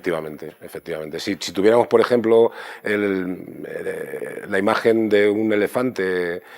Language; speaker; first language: Spanish; native; Spanish